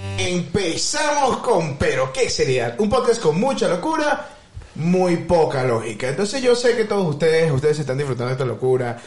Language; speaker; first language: Spanish; native; Spanish